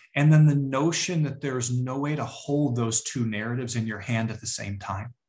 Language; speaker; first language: English; native; English